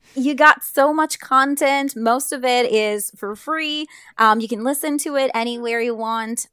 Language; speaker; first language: English; non-native, fluent; Italian